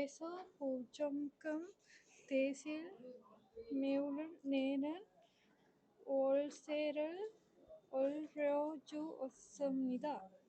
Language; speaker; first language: Korean; non-native, learner; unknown